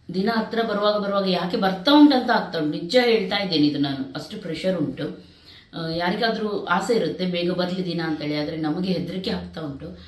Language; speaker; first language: Kannada; native; Kannada